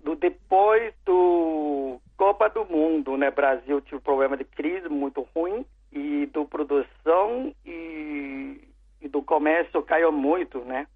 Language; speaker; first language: Portuguese; non-native, learner; Chinese